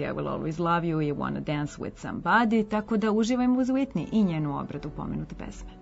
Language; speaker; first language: Serbian; native; Serbian